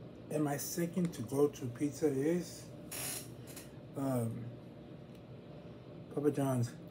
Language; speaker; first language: English; early bilingual, other home language; Spanish